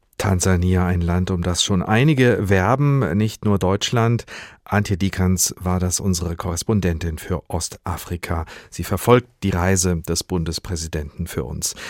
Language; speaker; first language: German; native; German